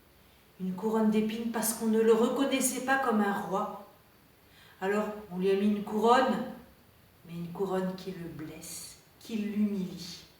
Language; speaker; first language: French; native; French